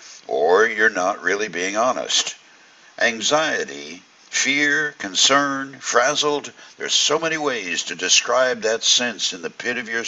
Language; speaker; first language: English; native; English